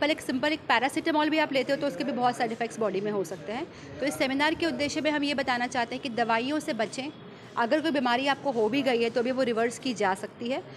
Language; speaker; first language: Hindi; native; Hindi